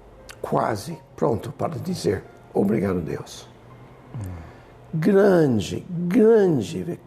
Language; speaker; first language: Portuguese; non-native, fluent; English